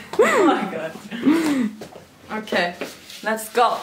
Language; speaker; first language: English; non-native, fluent; Turkish